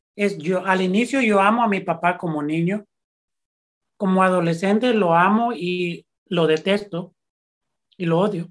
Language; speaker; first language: Spanish; early bilingual, heritage; Spanish